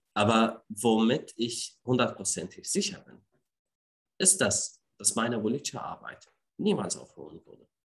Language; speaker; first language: German; non-native, fluent; Arabic